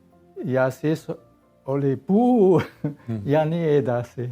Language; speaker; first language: Estonian; non-native, learner; Armenian